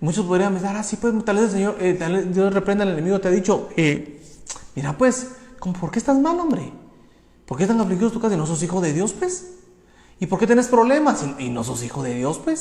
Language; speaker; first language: Spanish; native; Spanish